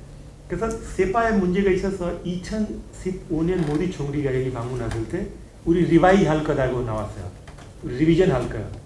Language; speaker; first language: Korean; non-native, learner; Hindi